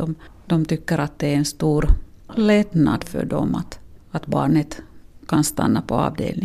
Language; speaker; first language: Swedish; non-native, local second language; Finnish